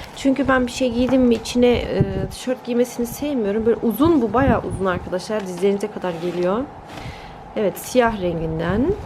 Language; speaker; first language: Turkish; early bilingual, heritage; Turkish